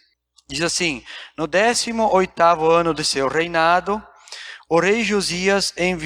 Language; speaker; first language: Portuguese; native; Portuguese